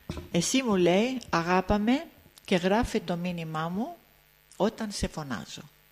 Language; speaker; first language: Greek; early bilingual, heritage; Greek